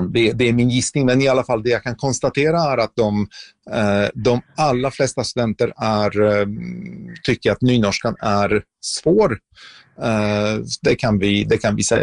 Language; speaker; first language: Swedish; non-native, fluent; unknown